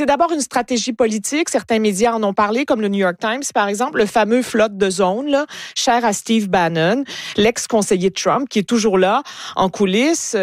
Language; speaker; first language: French; native; French